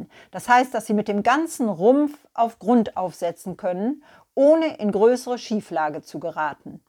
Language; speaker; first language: German; native; German